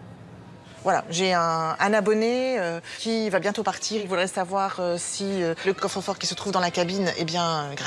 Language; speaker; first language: French; native; French